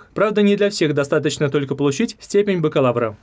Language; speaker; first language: Russian; native; Russian